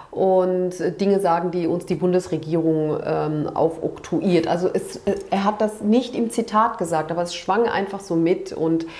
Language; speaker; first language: German; early bilingual, other home language; Turkish